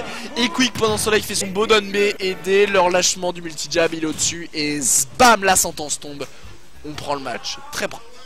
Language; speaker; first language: French; native; French